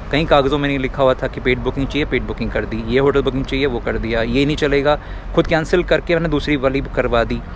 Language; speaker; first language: Hindi; native; Hindi